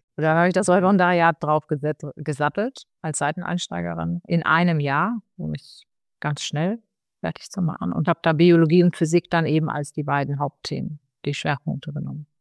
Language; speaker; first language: German; early bilingual, other home language; Arabic